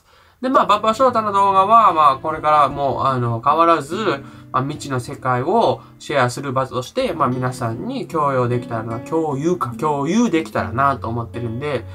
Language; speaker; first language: Japanese; native; Japanese